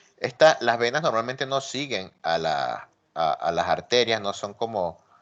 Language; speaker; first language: Spanish; native; Spanish